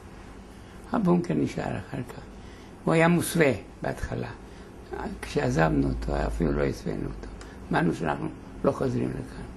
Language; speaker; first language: Hebrew; non-native, fluent; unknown